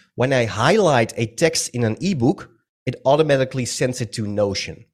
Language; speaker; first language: English; non-native, fluent; Dutch